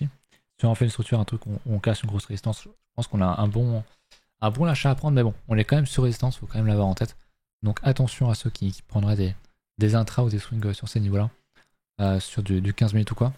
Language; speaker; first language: French; native; French